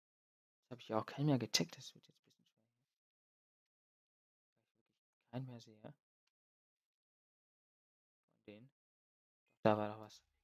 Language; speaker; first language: German; native; German